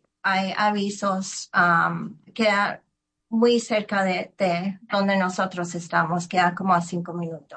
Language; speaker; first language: Spanish; early bilingual, heritage; Spanish